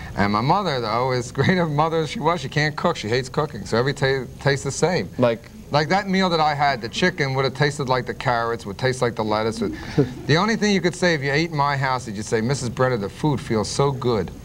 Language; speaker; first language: English; native; English